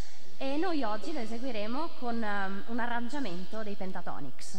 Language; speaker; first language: Italian; native; Italian